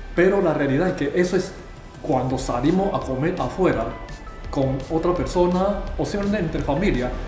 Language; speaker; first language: Spanish; non-native, fluent; Chinese